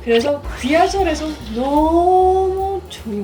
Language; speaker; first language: Korean; non-native, learner; Indonesian